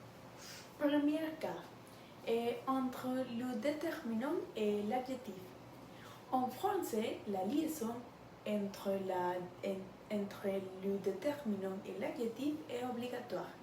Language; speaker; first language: French; non-native, learner; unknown